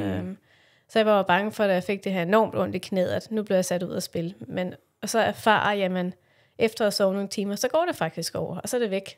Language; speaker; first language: Danish; native; Danish